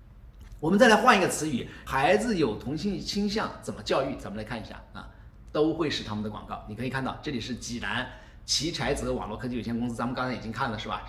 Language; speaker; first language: Chinese; native; Chinese